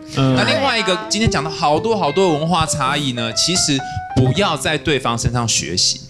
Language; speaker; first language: Chinese; native; Chinese